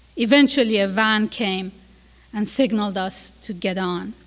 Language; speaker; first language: English; non-native, fluent; Persian